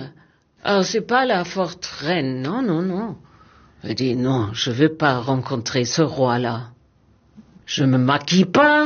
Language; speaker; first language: French; non-native, fluent; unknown